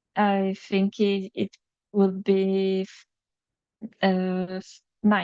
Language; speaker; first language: English; non-native, learner; Portuguese